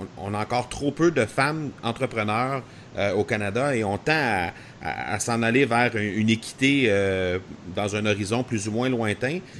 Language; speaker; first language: French; native; French